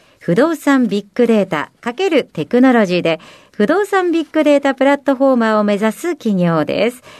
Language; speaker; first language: Japanese; native; Japanese